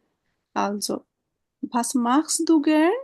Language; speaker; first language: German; non-native, fluent; Bangla